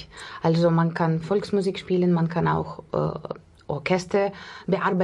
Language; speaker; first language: German; non-native, learner; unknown